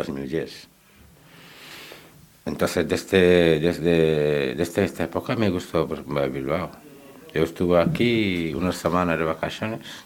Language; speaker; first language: Spanish; non-native, learner; Wolof